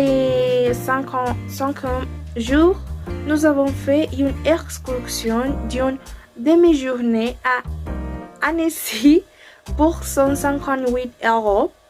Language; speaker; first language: French; non-native, learner; Spanish